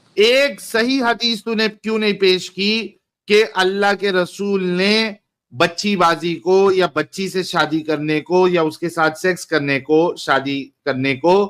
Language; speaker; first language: Hindi; native; Hindi